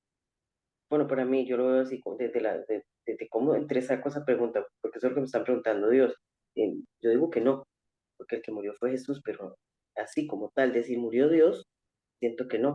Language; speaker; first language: Spanish; native; Spanish